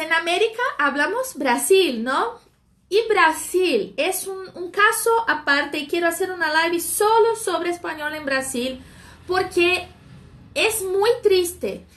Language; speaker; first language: Spanish; non-native, fluent; Portuguese